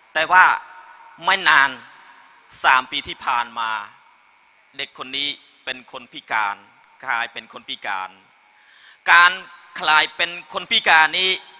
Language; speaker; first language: Thai; non-native, learner; Khmer